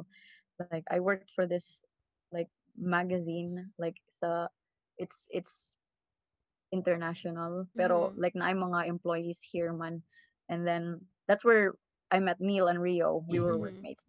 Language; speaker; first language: English; non-native, local second language; Cebuano